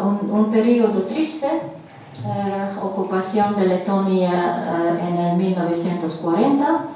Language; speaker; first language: Spanish; non-native, fluent; Latvian